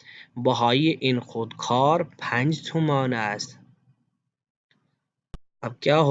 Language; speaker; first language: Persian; non-native, fluent; Urdu